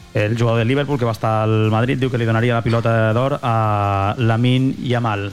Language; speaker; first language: Catalan; native; Catalan